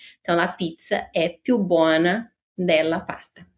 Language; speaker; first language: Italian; non-native, fluent; Portuguese